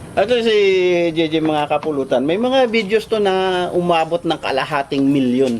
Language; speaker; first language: Filipino; non-native, local second language; Kinaray-a